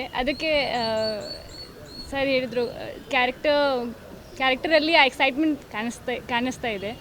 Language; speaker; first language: Kannada; non-native, fluent; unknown